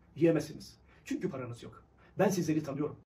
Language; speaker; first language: Turkish; native; Turkish